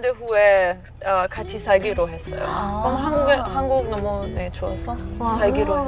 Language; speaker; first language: Korean; non-native, learner; German